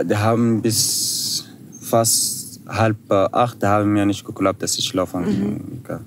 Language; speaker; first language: German; non-native, fluent; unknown